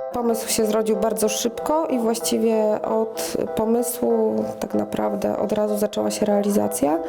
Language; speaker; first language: Polish; native; Polish